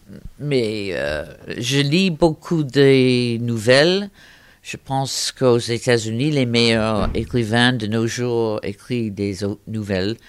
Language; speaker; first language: French; non-native, fluent; English